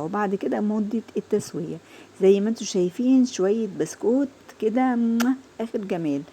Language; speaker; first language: Arabic; native; Arabic